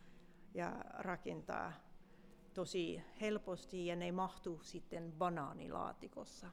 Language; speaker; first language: Finnish; non-native, fluent; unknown